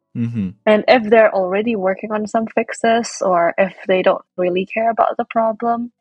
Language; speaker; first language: English; non-native, fluent; Indonesian